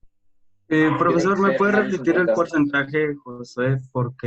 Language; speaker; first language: Spanish; native; Spanish